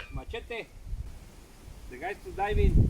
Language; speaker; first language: English; non-native, learner; Spanish